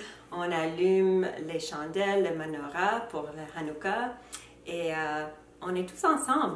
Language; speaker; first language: French; non-native, fluent; English